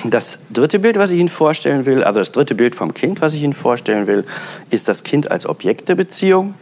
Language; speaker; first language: German; native; German